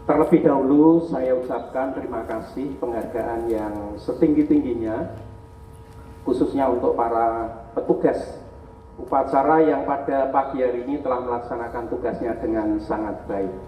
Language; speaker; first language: Indonesian; native; Indonesian